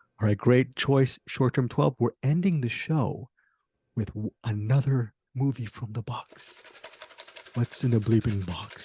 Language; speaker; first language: English; native; English